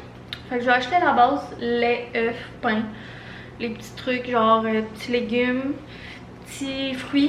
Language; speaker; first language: French; native; French